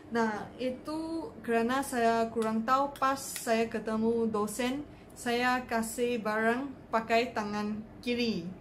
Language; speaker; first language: Indonesian; non-native, fluent; Chinese